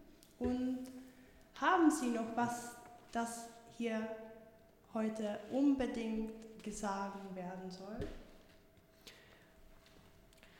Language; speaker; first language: German; non-native, fluent; Czech